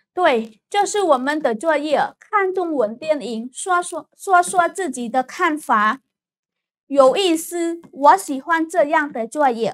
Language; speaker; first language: Chinese; non-native, fluent; Khmer